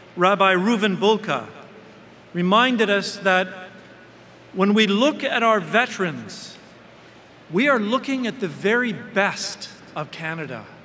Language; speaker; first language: English; native; English